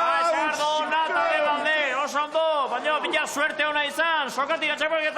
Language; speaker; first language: Basque; native; Basque